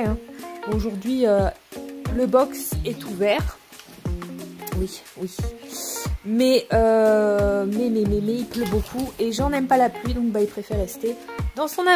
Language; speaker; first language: French; native; French